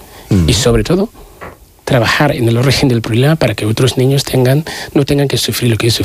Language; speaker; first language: Spanish; non-native, fluent; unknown